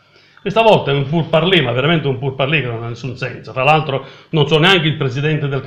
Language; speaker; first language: Italian; native; Italian